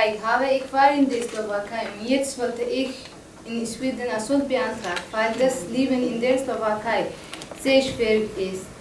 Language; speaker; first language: German; non-native, learner; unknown